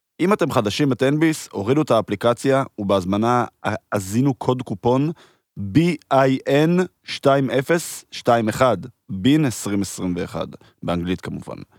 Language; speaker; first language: Hebrew; early bilingual, heritage; Hebrew